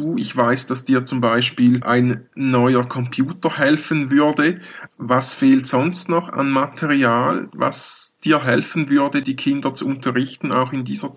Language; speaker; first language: German; native; German